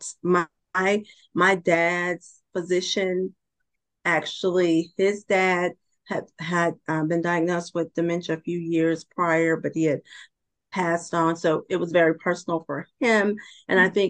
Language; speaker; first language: English; native; English